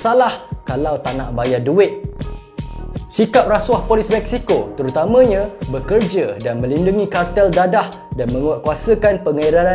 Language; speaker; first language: Malay; native; Malay